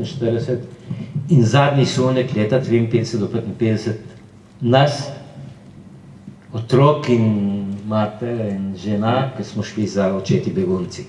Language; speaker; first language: Slovenian; early bilingual, heritage; Slovenian